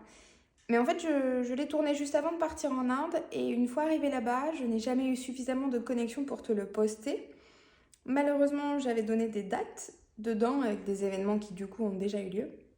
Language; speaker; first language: French; native; French